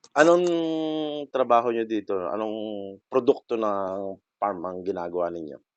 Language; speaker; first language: Filipino; native; Filipino